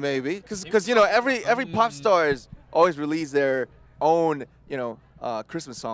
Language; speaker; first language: English; non-native, fluent; Korean